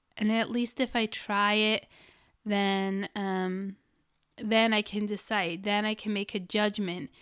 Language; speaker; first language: English; native; English